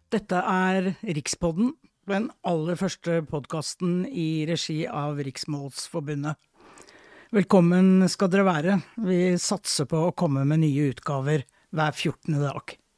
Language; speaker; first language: Norwegian; native; Norwegian